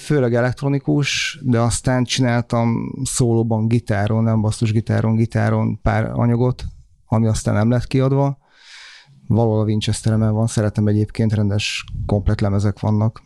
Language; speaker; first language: Hungarian; native; Hungarian